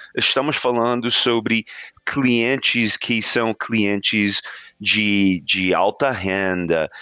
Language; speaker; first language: Portuguese; non-native, fluent; English